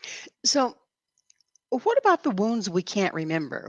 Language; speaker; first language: English; native; English